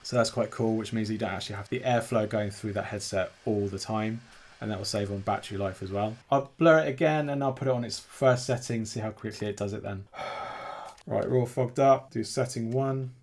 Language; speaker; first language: English; native; English